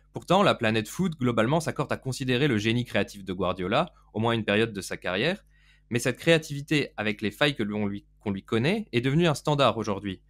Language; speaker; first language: French; native; French